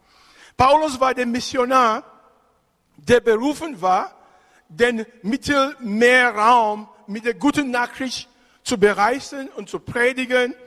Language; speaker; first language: German; non-native, fluent; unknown